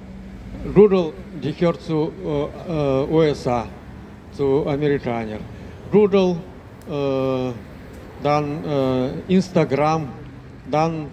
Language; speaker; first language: German; non-native, fluent; Russian